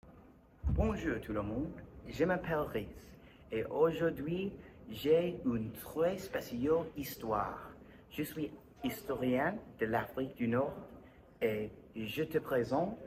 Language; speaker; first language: French; non-native, learner; English